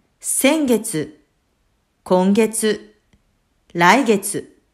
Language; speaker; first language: Japanese; non-native, fluent; French